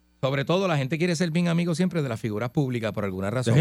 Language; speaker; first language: Spanish; native; Spanish